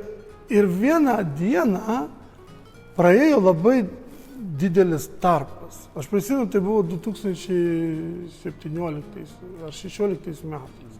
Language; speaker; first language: Lithuanian; non-native, local second language; Romany